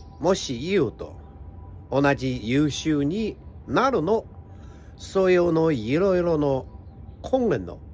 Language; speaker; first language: Japanese; non-native, fluent; Chinese